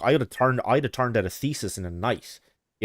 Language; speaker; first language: English; native; English